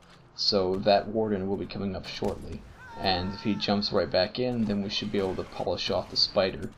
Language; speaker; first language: English; native; English